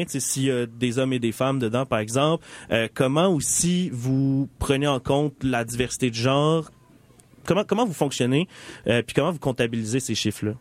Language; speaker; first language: French; native; French